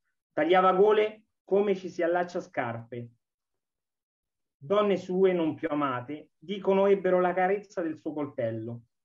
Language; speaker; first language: Italian; native; Italian